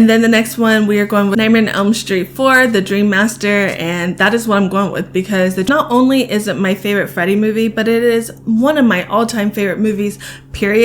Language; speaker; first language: English; native; English